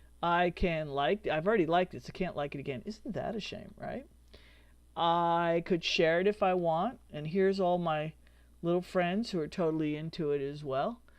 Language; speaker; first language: English; native; English